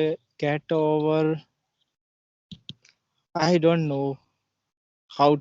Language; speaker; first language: English; non-native, learner; Hindi